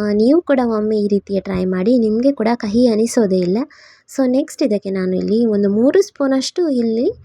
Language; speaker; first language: Kannada; non-native, local second language; Tulu